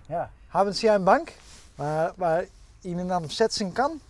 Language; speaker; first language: German; non-native, learner; Dutch